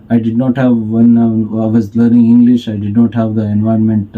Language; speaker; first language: English; non-native, local second language; Kannada